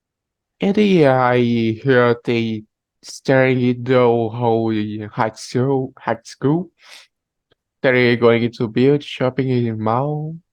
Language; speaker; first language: English; non-native, learner; Portuguese